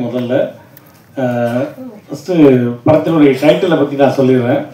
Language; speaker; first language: Tamil; native; Tamil